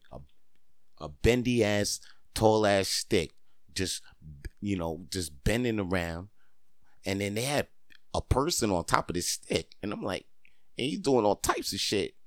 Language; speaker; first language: English; native; English